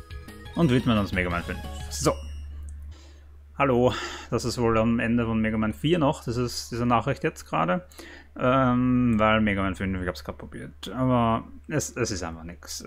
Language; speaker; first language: German; native; German